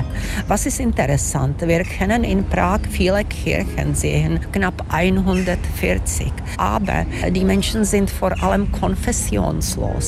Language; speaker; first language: German; non-native, fluent; Czech